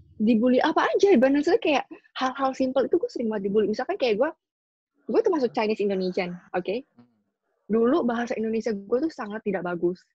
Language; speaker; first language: Indonesian; non-native, local second language; Hakka Chinese